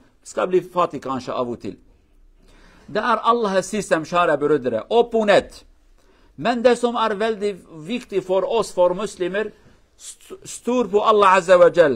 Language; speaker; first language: Norwegian; non-native, learner; Kurdish